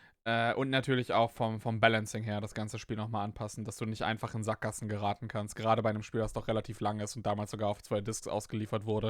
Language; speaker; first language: German; native; German